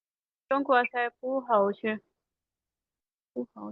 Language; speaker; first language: Chinese; non-native, learner; Hindi